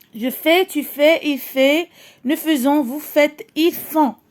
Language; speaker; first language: French; non-native, local second language; Arabic